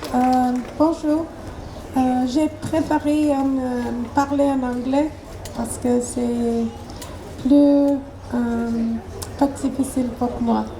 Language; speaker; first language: French; non-native, learner; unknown